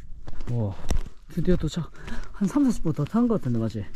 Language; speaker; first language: Korean; native; Korean